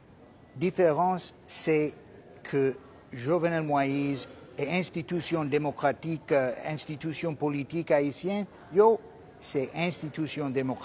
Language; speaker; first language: Haitian Creole; non-native, fluent; English